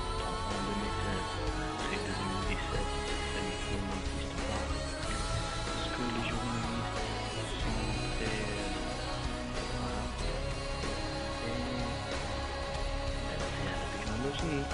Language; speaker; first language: French; non-native, learner; Arabic